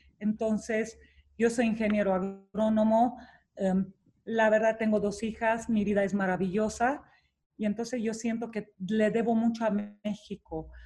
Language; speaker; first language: Spanish; non-native, fluent; Romanian